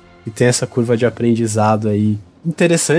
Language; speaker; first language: Portuguese; native; Portuguese